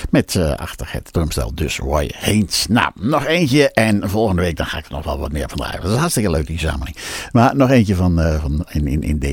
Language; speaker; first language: Dutch; native; Dutch